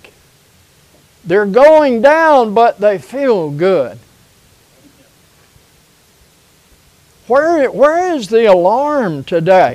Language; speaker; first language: English; native; English